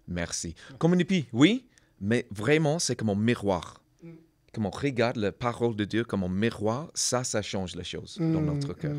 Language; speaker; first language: French; non-native, learner; English